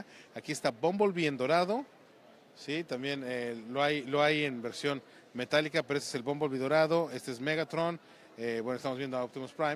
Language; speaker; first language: Spanish; native; Spanish